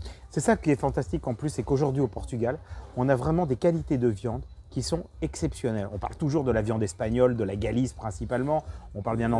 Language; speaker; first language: French; native; French